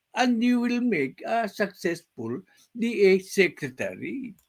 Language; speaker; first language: English; non-native, local second language; Filipino